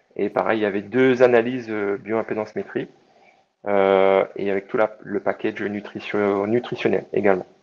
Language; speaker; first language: French; native; French